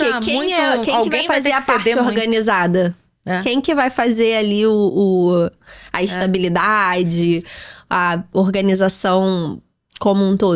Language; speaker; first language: Portuguese; native; Portuguese